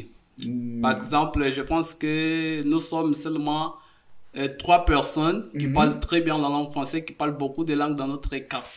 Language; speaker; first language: French; non-native, fluent; Portuguese